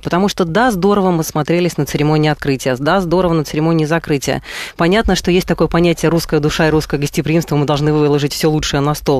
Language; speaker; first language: Russian; native; Russian